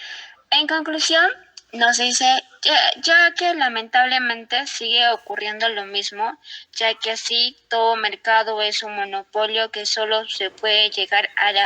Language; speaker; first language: Spanish; native; Spanish